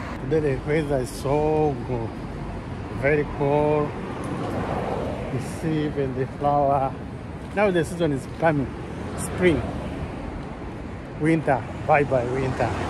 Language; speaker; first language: English; non-native, local second language; Ganda